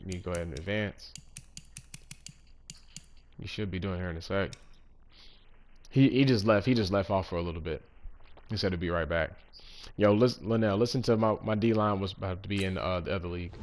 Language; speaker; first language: English; native; English